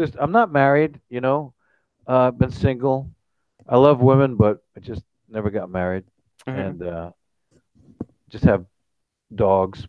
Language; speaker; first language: English; native; English